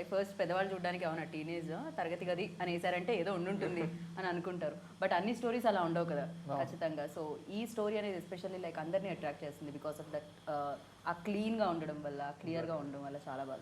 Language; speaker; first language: Telugu; native; Telugu